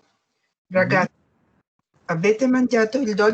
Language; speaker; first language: Italian; non-native, learner; Spanish